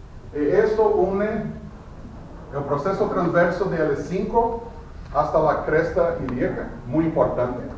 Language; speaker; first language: Spanish; non-native, fluent; Portuguese